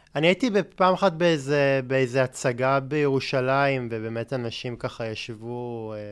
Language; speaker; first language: Hebrew; native; Hebrew